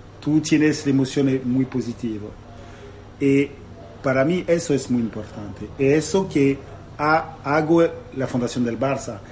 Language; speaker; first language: Spanish; non-native, learner; Italian